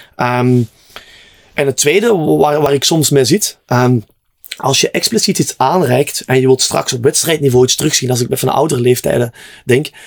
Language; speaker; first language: Dutch; native; Dutch